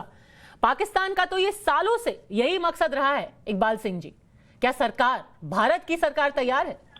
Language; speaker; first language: Hindi; native; Hindi